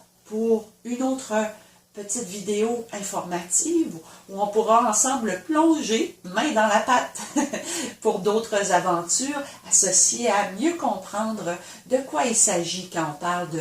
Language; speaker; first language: French; native; French